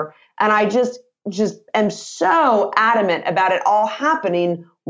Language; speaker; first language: English; native; English